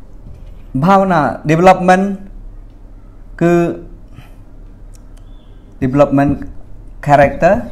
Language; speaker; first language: English; non-native, fluent; Khmer